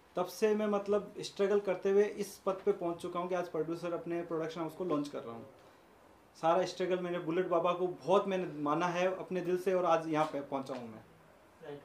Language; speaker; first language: Hindi; native; Hindi